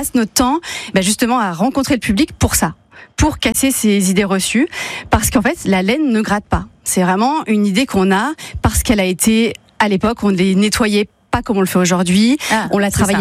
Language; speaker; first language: French; native; French